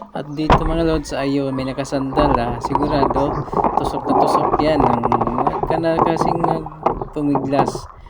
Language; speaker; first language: Filipino; non-native, local second language; Cebuano